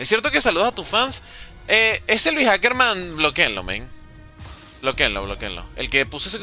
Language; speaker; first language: Spanish; native; Spanish